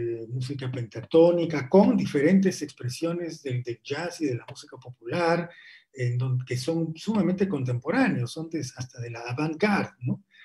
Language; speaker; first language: Spanish; native; Spanish